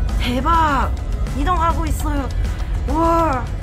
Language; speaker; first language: Korean; non-native, learner; Cantonese